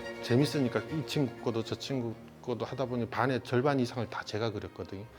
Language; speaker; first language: Korean; native; Korean